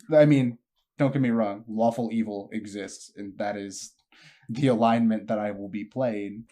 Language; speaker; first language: English; native; English